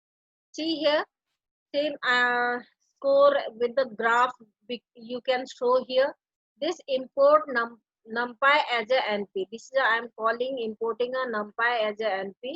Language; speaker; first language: English; non-native, local second language; Hindi